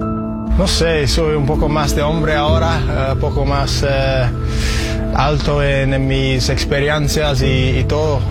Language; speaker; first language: Spanish; non-native, learner; English